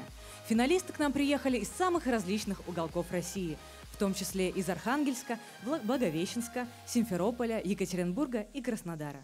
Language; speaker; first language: Russian; native; Russian